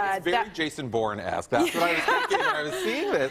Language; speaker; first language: English; native; English